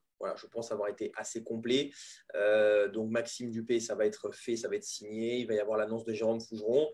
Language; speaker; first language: French; native; French